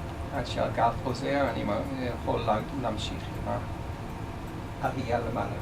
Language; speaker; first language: Hebrew; non-native, fluent; English